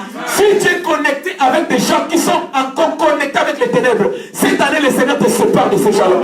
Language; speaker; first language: French; non-native, local second language; Lingala